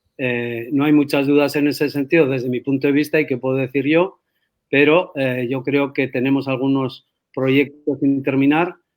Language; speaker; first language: Spanish; native; Spanish